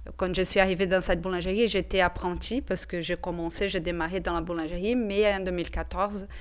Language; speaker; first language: French; non-native, fluent; Portuguese